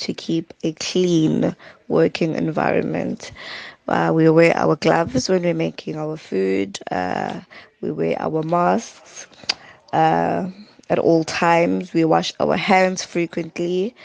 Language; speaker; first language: English; non-native, local second language; Zulu